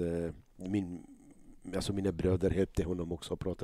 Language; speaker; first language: Swedish; non-native, learner; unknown